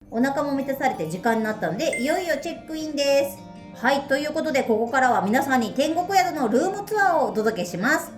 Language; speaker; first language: Japanese; native; Japanese